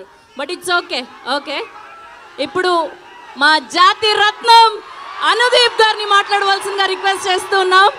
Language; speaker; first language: Telugu; native; Telugu